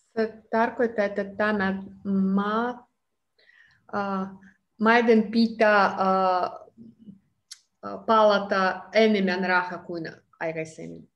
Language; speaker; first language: Finnish; non-native, learner; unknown